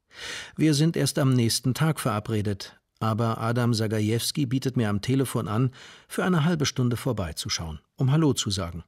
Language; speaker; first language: German; native; German